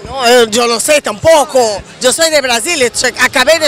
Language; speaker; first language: Portuguese; native; Portuguese